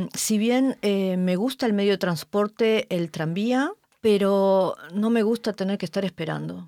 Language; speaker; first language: Spanish; native; Spanish